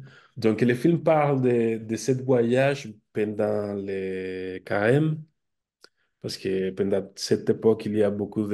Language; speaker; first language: French; non-native, fluent; Spanish